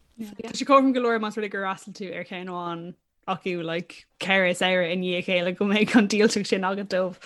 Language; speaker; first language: Irish; non-native, local second language; English